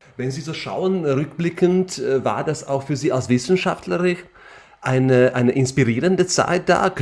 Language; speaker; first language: German; non-native, fluent; Slovak